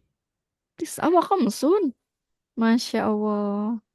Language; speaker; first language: Arabic; non-native, fluent; Indonesian